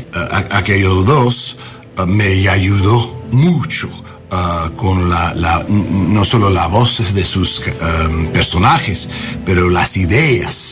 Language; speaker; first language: Spanish; non-native, learner; English